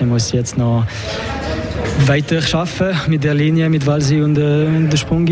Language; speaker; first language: German; non-native, local second language; French